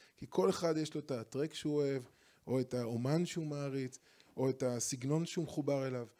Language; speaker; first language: Hebrew; native; Hebrew